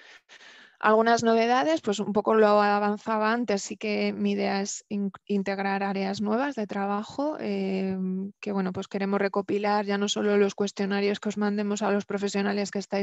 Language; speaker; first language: Spanish; native; Spanish